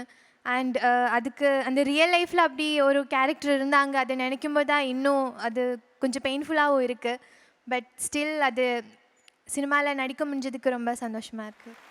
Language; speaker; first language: Tamil; non-native, local second language; Malayalam